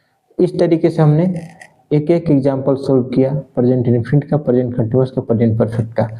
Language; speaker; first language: Hindi; native; Hindi